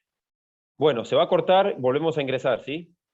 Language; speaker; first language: Spanish; native; Spanish